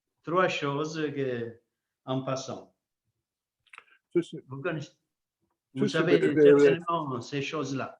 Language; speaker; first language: French; non-native, fluent; Italian